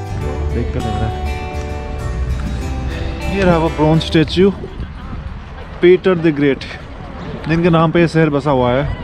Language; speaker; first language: Hindi; non-native, local second language; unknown